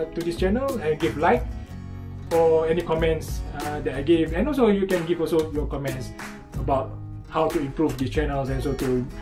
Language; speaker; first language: English; non-native, local second language; Malay